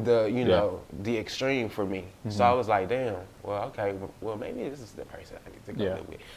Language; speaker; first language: English; native; English